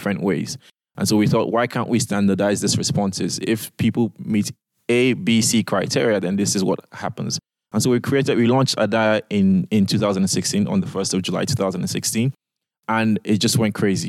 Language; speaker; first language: English; non-native, local second language; Yoruba